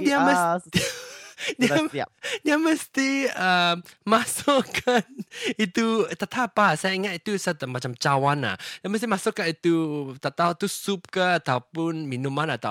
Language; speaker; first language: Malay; non-native, local second language; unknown